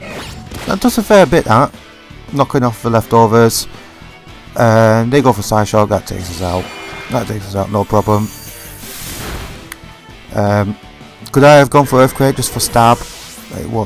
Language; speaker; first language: English; native; English